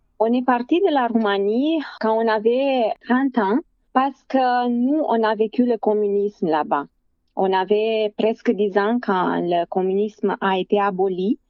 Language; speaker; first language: French; non-native, fluent; Romanian